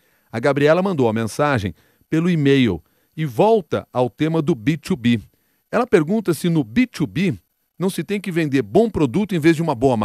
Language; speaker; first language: Portuguese; native; Portuguese